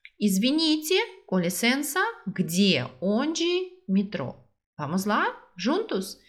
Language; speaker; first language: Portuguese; non-native, fluent; Russian